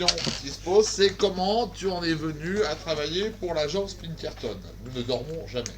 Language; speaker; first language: French; native; French